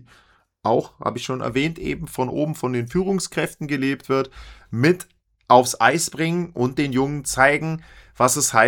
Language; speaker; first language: German; native; German